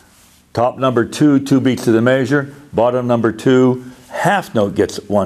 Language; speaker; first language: English; native; English